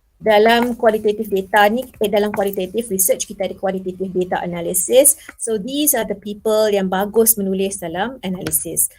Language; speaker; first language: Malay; native; Malay